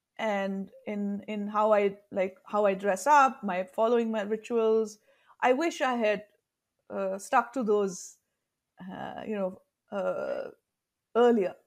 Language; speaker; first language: English; non-native, local second language; Tamil